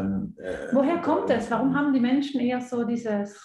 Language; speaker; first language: German; native; German